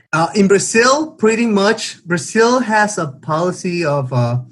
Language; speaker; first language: English; non-native, fluent; Spanish